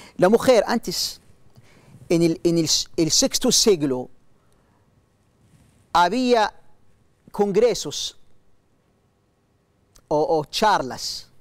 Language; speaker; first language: Spanish; non-native, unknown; Arabic